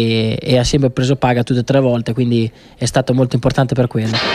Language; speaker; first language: Italian; native; Italian